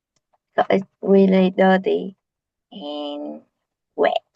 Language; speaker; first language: English; non-native, learner; Vietnamese